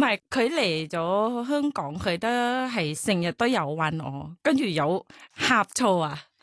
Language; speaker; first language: Cantonese; non-native, learner; Thai